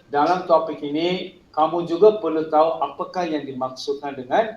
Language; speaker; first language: Malay; non-native, local second language; Tamil